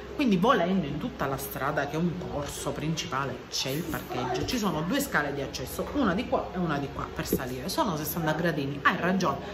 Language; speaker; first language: Italian; early bilingual, other home language; English